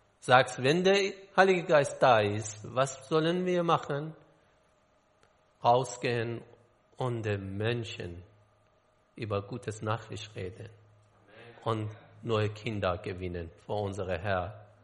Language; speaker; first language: German; non-native, learner; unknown